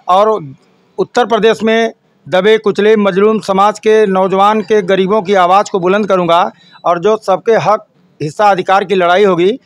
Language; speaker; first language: Hindi; native; Hindi